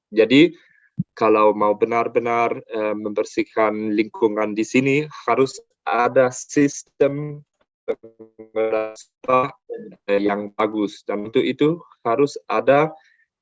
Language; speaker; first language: Indonesian; non-native, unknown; German